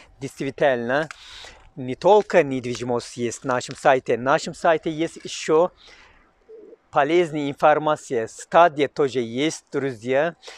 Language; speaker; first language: Russian; non-native, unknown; Turkish